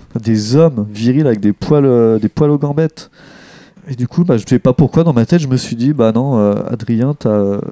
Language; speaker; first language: French; native; French